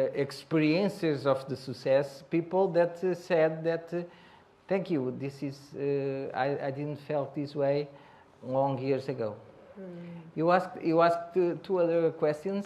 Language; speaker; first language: English; non-native, learner; Portuguese